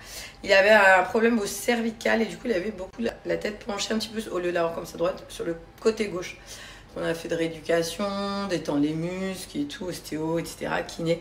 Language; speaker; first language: French; native; French